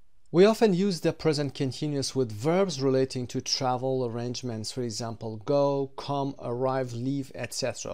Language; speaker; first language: English; non-native, fluent; Persian